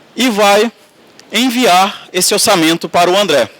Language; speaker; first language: Portuguese; native; Portuguese